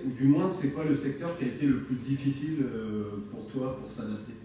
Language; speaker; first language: French; native; French